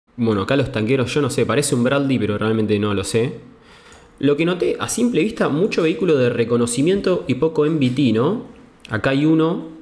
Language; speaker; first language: Spanish; native; Spanish